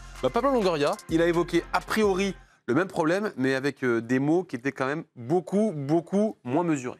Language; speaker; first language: French; native; French